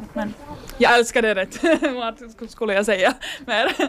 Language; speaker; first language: Swedish; non-native, local second language; Finnish